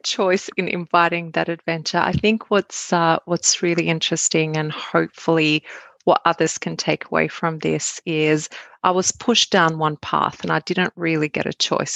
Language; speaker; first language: English; non-native, fluent; Arabic